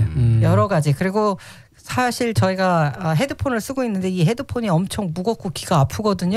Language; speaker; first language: Korean; native; Korean